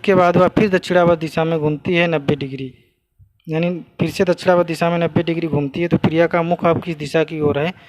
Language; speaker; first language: Hindi; native; Hindi